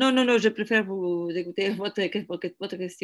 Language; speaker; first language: French; non-native, fluent; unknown